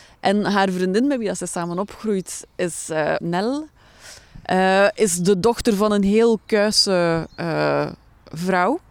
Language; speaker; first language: Dutch; native; Dutch